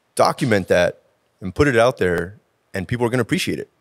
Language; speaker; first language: English; native; English